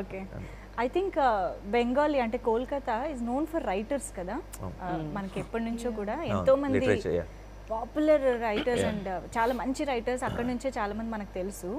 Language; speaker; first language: Telugu; native; Telugu